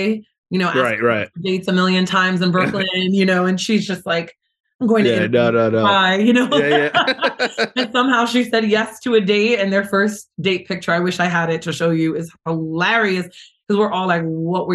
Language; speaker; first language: English; native; English